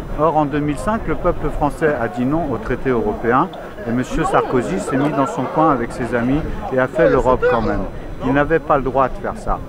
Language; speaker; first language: French; native; French